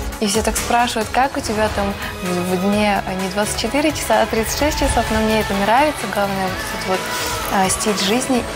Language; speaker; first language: Russian; non-native, local second language; Tajik